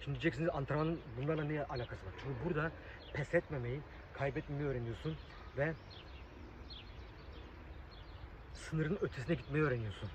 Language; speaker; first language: Turkish; early bilingual, heritage; Turkish